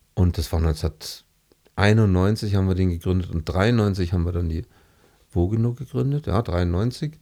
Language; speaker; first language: German; native; German